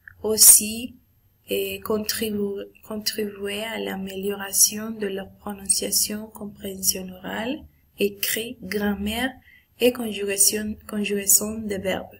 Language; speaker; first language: French; non-native, learner; Spanish